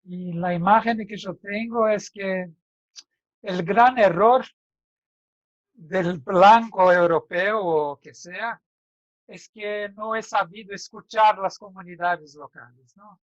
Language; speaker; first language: Spanish; non-native, fluent; Portuguese